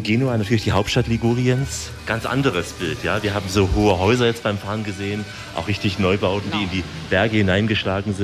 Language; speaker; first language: German; native; German